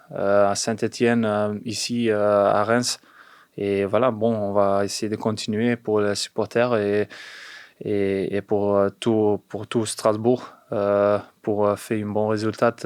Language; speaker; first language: French; non-native, fluent; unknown